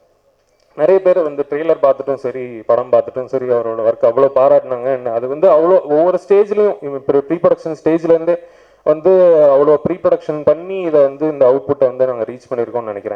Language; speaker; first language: Tamil; native; Tamil